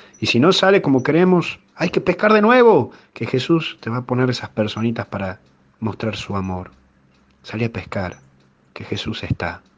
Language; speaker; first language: Spanish; native; Spanish